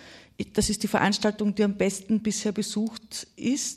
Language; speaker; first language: German; native; German